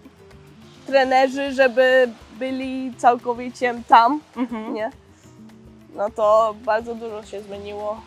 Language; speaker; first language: Polish; early bilingual, heritage; Polish